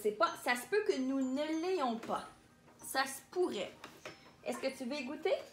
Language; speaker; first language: French; native; French